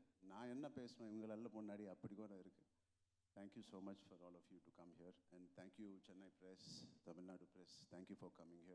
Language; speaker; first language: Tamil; non-native, local second language; Telugu